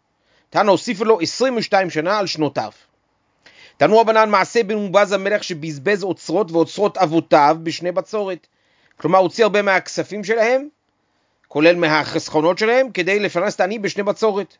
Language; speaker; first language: Hebrew; native; Hebrew